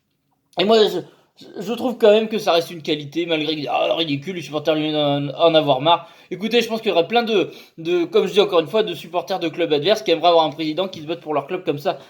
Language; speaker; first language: French; native; French